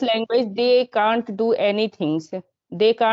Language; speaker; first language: English; non-native, learner; Hindi